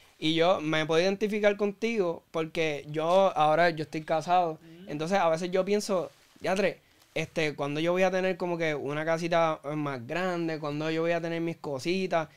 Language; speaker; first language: Spanish; native; Spanish